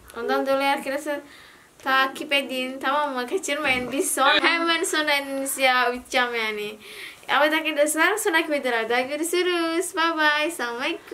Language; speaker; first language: Turkish; non-native, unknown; Indonesian